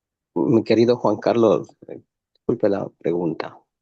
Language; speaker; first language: Spanish; native; Spanish